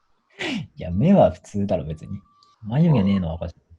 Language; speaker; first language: Japanese; native; Japanese